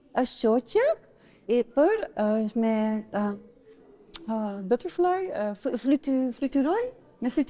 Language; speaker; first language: Albanian; non-native, learner; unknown